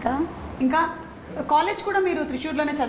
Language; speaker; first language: Telugu; native; Telugu